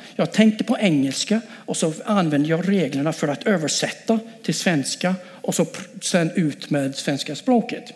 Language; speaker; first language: Swedish; non-native, fluent; English